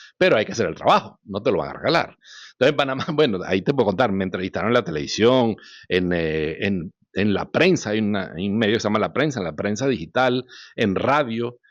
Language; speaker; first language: Spanish; early bilingual, other home language; Hebrew